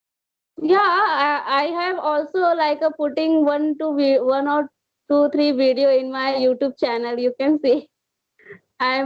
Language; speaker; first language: English; non-native, learner; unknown